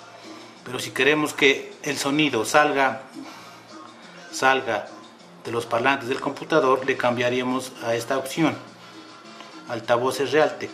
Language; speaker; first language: Spanish; native; Spanish